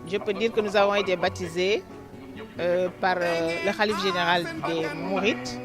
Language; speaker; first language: French; non-native, local second language; Wolof